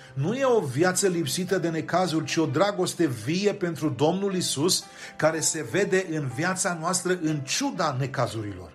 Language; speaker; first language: Romanian; native; Romanian